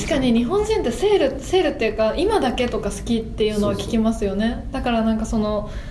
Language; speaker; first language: Japanese; native; Japanese